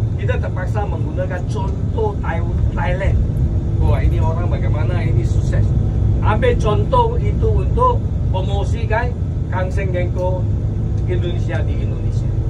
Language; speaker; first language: Malay; non-native, local second language; Chinese